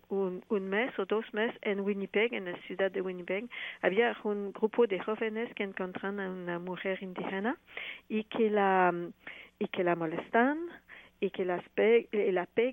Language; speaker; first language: Spanish; non-native, fluent; French